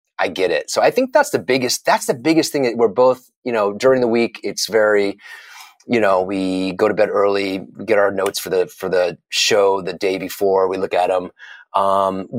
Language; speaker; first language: English; native; English